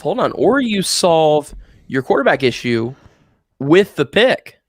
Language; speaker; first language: English; native; English